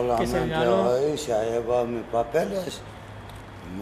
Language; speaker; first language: Spanish; non-native, learner; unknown